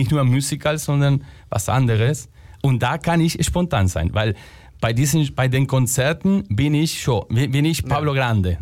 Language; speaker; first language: German; non-native, fluent; Spanish